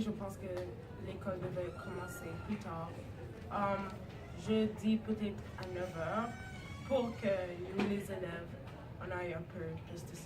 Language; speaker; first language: French; non-native, fluent; English